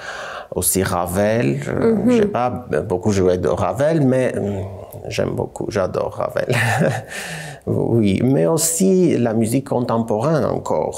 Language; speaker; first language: French; non-native, fluent; Armenian